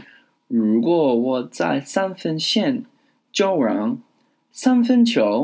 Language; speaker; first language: Chinese; non-native, learner; English